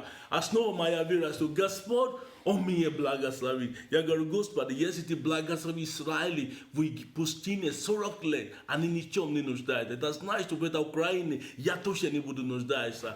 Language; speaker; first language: Russian; non-native, learner; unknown